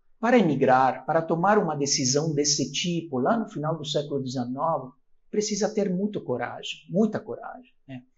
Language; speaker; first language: Portuguese; non-native, fluent; Italian